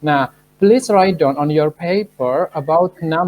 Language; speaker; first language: English; non-native, fluent; Indonesian